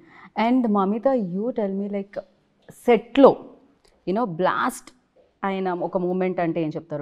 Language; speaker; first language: Telugu; native; Telugu